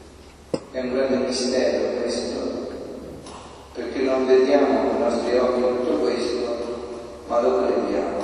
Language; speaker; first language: Italian; native; Italian